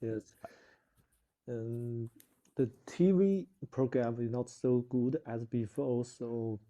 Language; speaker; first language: English; non-native, learner; Chinese